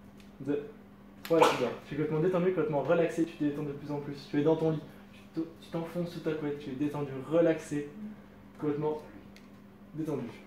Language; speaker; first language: French; native; French